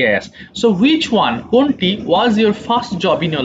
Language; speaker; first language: English; non-native, fluent; Bangla